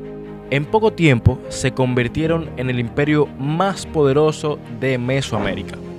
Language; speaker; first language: Spanish; native; Spanish